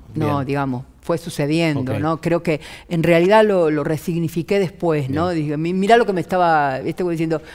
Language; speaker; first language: Spanish; native; Spanish